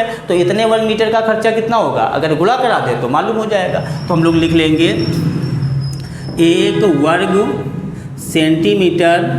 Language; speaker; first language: Hindi; native; Hindi